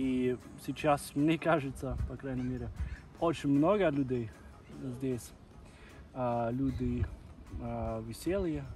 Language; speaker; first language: Russian; non-native, learner; German